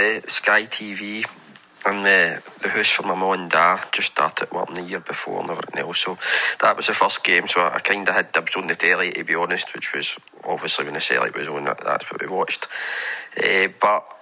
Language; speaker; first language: English; native; English